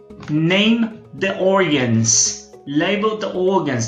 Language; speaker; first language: English; non-native, fluent; Portuguese